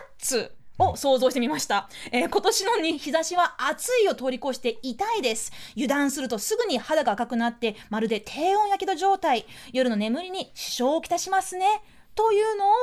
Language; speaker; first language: Japanese; native; Japanese